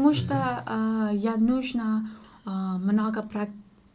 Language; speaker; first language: Russian; non-native, learner; English